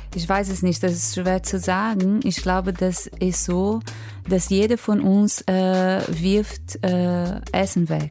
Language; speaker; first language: German; non-native, fluent; Portuguese